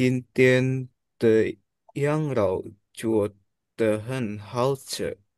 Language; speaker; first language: Chinese; non-native, learner; Indonesian